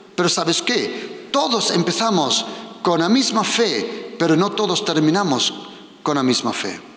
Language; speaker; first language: Spanish; non-native, fluent; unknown